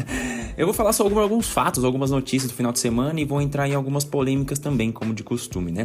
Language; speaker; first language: Portuguese; native; Portuguese